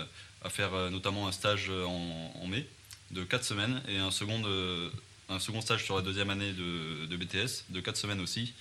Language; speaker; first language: French; native; French